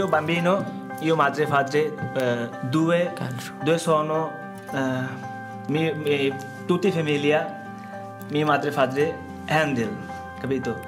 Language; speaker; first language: Italian; non-native, learner; Bangla